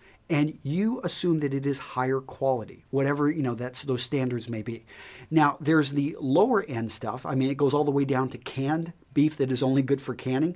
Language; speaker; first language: English; native; English